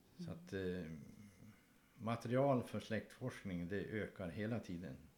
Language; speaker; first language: Swedish; native; Swedish